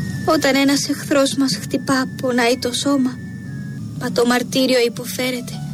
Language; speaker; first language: Greek; native; Greek